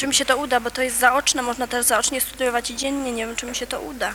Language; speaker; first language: Polish; native; Polish